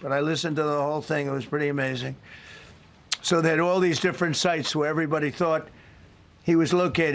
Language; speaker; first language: English; native; English